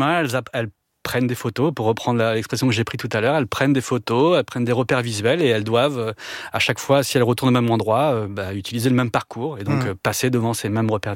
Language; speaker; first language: French; native; French